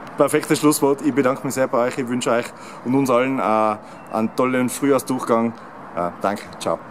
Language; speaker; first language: German; native; German